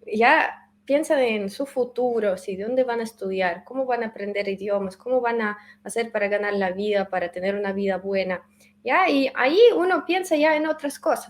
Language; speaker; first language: Spanish; non-native, fluent; Russian